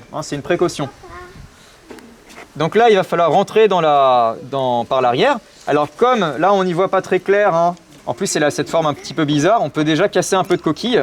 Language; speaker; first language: French; native; French